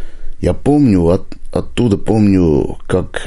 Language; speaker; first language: Russian; non-native, local second language; Armenian